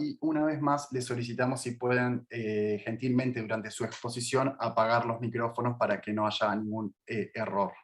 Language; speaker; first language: Spanish; native; Spanish